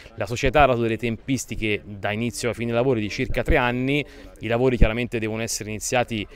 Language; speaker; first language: Italian; native; Italian